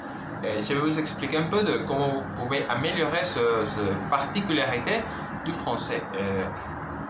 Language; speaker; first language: French; non-native, learner; Spanish